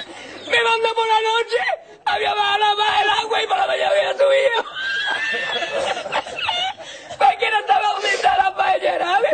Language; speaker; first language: Spanish; native; Spanish